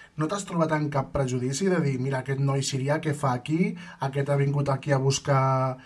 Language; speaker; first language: Catalan; native; Catalan